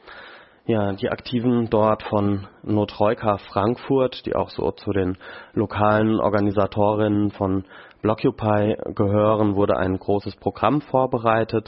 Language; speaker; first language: German; native; German